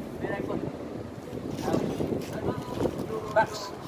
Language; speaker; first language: English; non-native, learner; Filipino